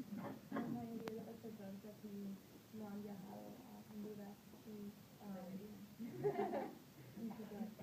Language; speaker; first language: Spanish; non-native, learner; English